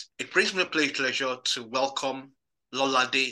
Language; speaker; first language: English; non-native, local second language; Yoruba